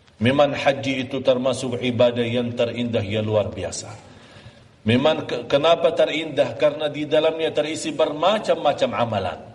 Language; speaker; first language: Malay; non-native, fluent; Arabic